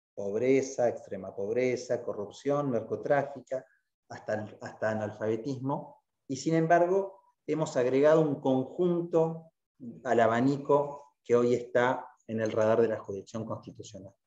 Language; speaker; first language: Spanish; native; Spanish